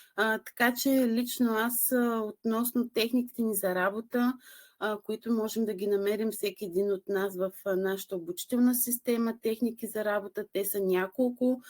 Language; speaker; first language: Bulgarian; native; Bulgarian